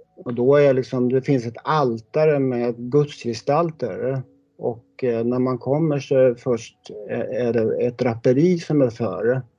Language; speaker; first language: Swedish; native; Swedish